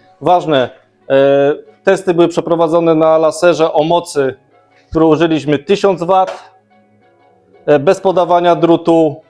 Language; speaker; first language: Polish; native; Polish